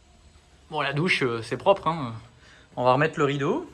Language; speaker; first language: French; native; French